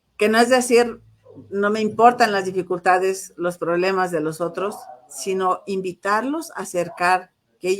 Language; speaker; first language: Spanish; native; Spanish